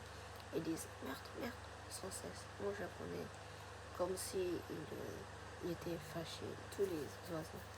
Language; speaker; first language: French; non-native, fluent; Japanese